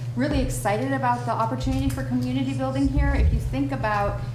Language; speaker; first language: English; native; English